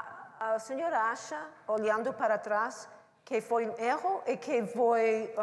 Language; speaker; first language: Portuguese; non-native, learner; English